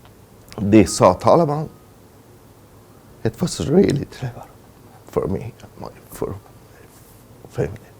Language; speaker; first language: English; non-native, learner; Persian